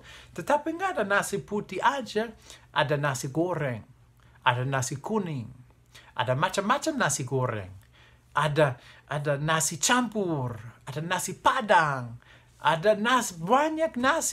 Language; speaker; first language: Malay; non-native, fluent; English